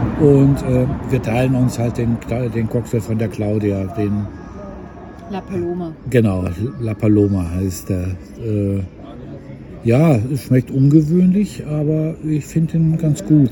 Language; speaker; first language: German; native; German